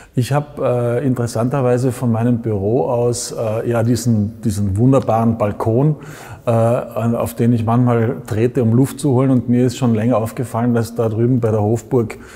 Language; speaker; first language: German; non-native, local second language; Slovenian